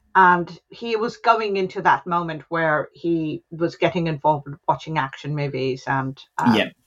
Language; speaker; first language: English; non-native, local second language; Hindi